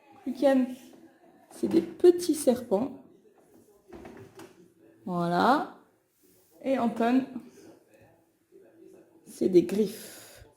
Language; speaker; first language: French; native; French